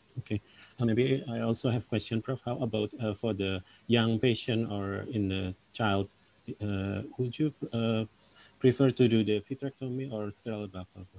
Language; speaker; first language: English; non-native, local second language; Indonesian